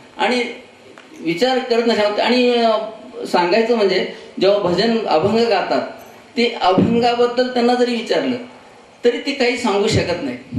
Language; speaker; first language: Marathi; non-native, local second language; Kannada